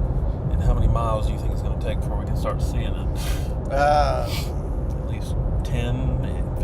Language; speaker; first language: English; native; English